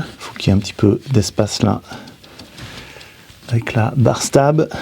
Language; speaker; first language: French; native; French